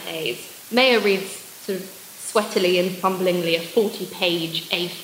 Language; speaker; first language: English; native; English